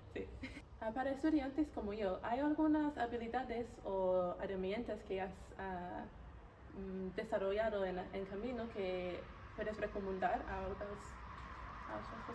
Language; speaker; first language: Spanish; non-native, learner; English